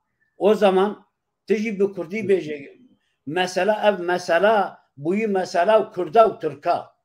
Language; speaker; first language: Turkish; non-native, local second language; Kurdish